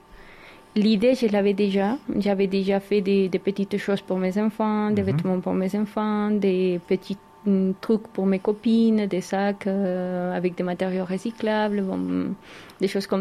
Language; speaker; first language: French; non-native, learner; Spanish